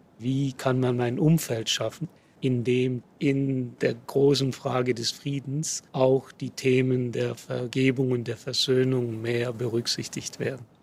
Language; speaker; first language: German; native; German